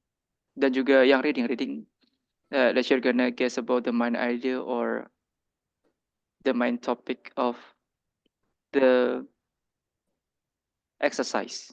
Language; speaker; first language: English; non-native, learner; Indonesian